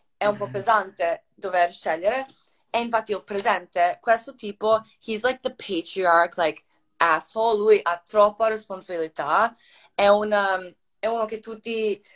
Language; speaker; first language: Italian; non-native, fluent; Croatian